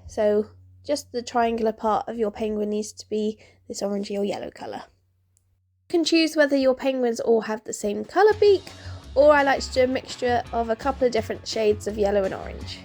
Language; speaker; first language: English; native; English